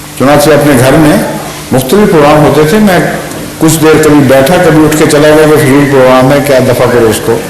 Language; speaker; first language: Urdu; native; Urdu